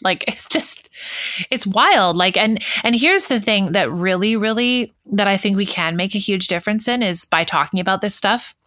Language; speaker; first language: English; native; English